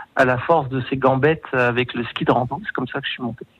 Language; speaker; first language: French; native; French